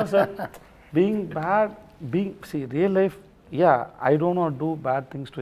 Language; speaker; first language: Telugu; non-native, local second language; Tamil